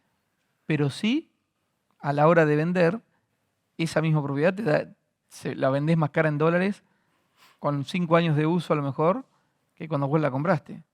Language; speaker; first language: Spanish; native; Spanish